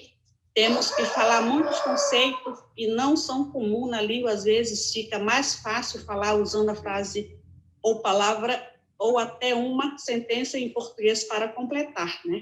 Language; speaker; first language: Portuguese; non-native, local second language; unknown